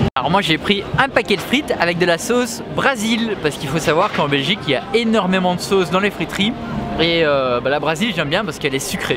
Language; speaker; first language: French; native; French